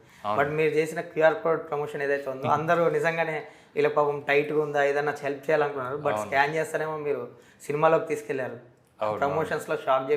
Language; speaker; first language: Telugu; native; Telugu